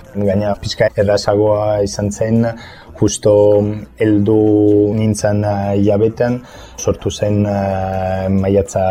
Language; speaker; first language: Basque; non-native, fluent; Italian